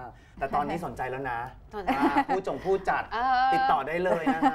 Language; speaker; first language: Thai; native; Thai